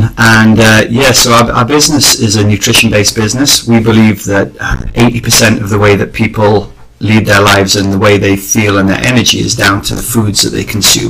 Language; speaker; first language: English; native; English